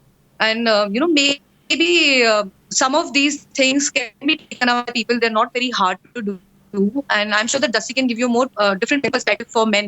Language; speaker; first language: English; non-native, local second language; Hindi